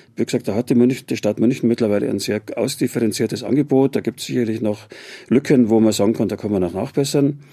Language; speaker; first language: German; native; German